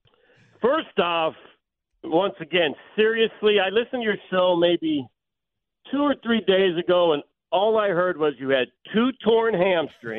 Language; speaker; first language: English; native; English